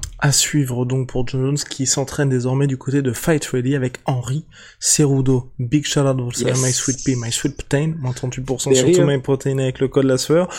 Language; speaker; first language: French; native; French